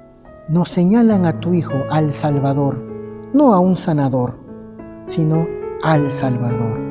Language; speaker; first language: Spanish; native; Spanish